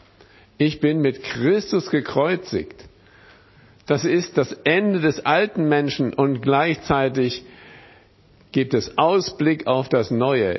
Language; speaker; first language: German; non-native, fluent; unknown